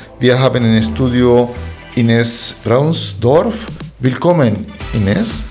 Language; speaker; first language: German; non-native, fluent; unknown